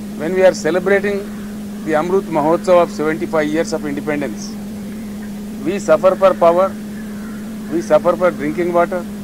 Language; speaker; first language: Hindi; non-native, local second language; Telugu